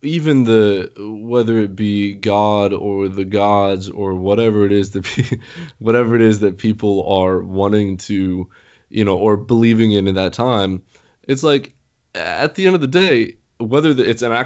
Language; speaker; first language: English; native; English